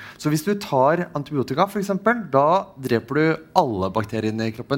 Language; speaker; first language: Norwegian; non-native, fluent; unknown